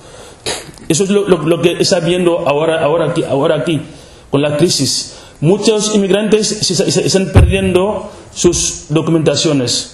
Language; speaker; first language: Spanish; non-native, local second language; Wolof